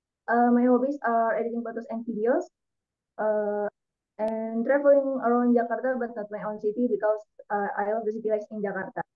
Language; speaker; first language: English; non-native, learner; Indonesian